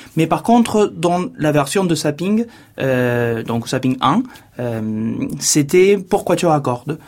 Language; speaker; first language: French; non-native, fluent; Spanish